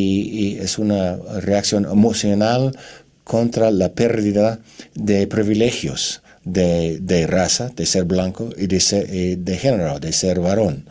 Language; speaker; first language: Spanish; non-native, fluent; English